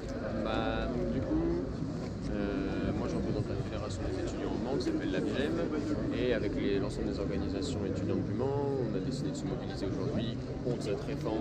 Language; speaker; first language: French; native; French